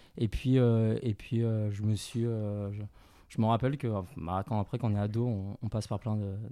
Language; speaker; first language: French; early bilingual, other home language; Chinese